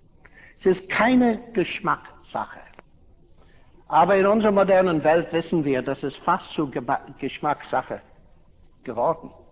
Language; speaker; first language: German; non-native, fluent; English